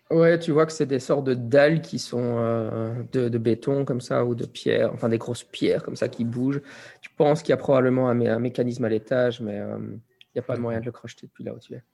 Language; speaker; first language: French; native; French